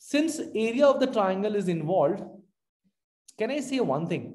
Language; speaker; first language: English; non-native, local second language; Hindi